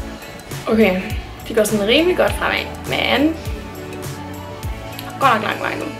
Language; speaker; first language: Danish; native; Danish